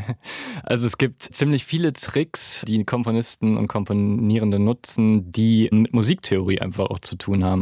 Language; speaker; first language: German; native; German